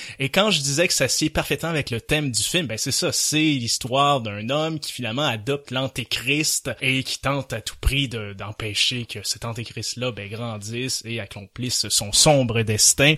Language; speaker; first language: French; native; French